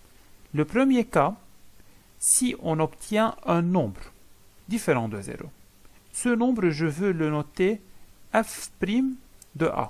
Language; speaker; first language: French; non-native, local second language; Arabic